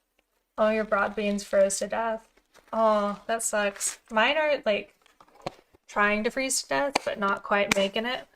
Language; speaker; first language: English; native; English